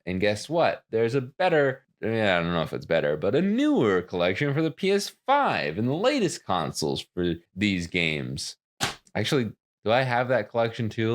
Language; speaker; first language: English; native; English